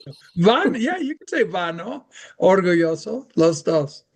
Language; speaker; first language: Spanish; non-native, fluent; English